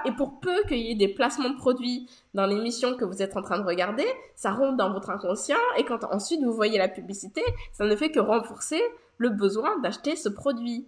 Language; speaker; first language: French; native; French